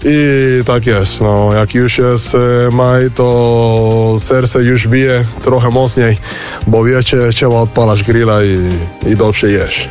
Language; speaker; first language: Polish; non-native, fluent; Spanish